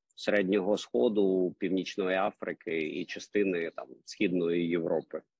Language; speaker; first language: Ukrainian; non-native, local second language; Russian